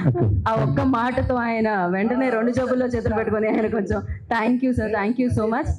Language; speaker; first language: Telugu; native; Telugu